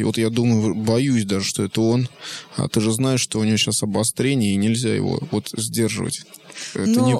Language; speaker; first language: Russian; native; Russian